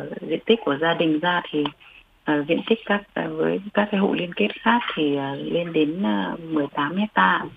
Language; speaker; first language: Vietnamese; non-native, local second language; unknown